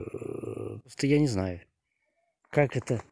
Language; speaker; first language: Russian; native; Russian